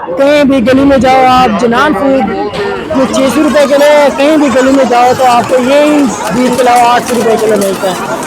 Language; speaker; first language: Urdu; non-native, local second language; Pashto